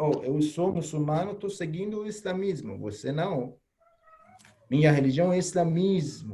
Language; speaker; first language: Portuguese; non-native, fluent; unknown